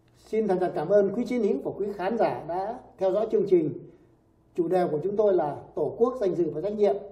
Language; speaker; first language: Vietnamese; native; Vietnamese